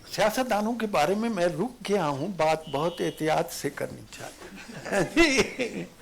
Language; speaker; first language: Urdu; non-native, local second language; Punjabi